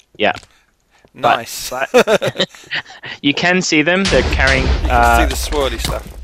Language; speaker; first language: English; native; English